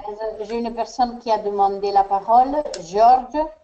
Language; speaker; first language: French; non-native, fluent; Spanish